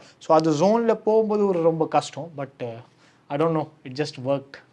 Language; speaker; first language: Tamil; non-native, learner; Kashmiri